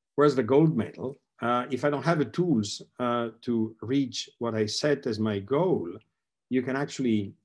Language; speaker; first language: English; non-native, fluent; Italian